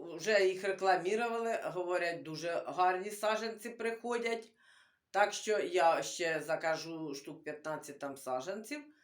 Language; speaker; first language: Ukrainian; non-native, local second language; Russian